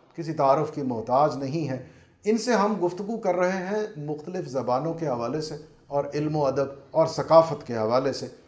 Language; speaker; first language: Urdu; non-native, local second language; Punjabi